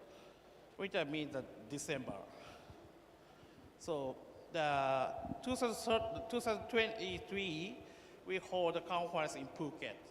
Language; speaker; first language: English; non-native, learner; Japanese